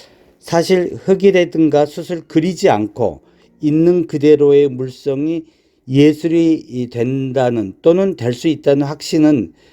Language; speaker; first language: Korean; native; Korean